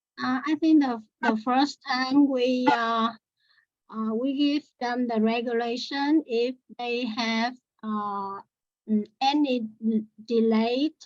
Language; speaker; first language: English; non-native, learner; Vietnamese